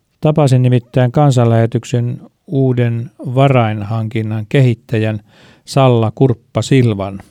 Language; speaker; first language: Finnish; native; Finnish